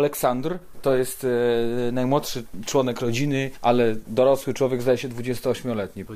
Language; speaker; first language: Polish; native; Polish